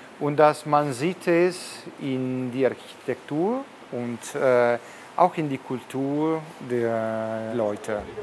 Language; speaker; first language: German; non-native, fluent; Italian